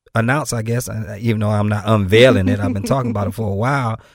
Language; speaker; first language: English; native; English